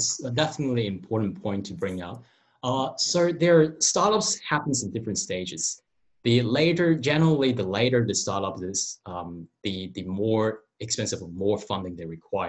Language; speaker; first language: English; non-native, local second language; Cantonese